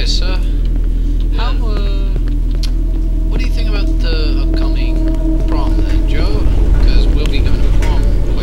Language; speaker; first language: English; native; English